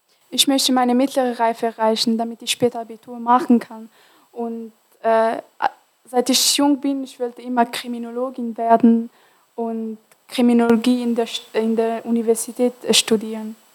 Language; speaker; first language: German; non-native, fluent; Arabic